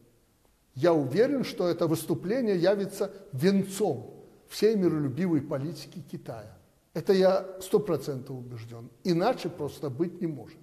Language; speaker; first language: Russian; native; Russian